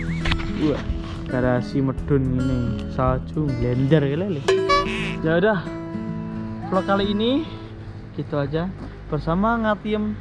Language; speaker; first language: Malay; non-native, local second language; Javanese